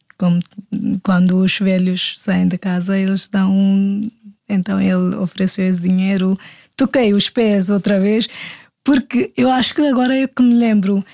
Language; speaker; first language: Portuguese; non-native, fluent; Hindi